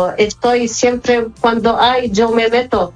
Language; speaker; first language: Spanish; non-native, fluent; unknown